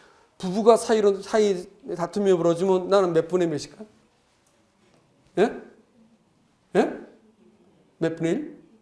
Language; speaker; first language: Korean; native; Korean